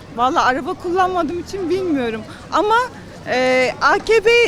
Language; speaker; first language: Turkish; native; Turkish